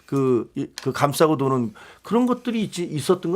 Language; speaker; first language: Korean; native; Korean